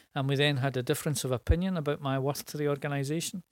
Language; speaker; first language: English; native; English